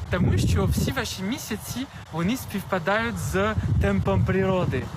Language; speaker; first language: Ukrainian; non-native, fluent; French